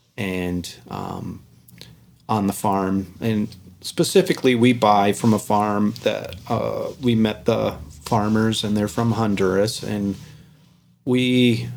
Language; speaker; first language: English; native; English